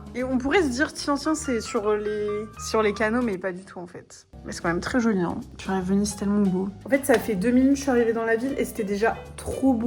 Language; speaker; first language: French; native; French